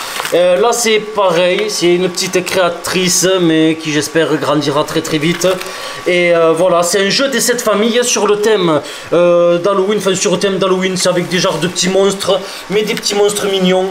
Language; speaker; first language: French; native; French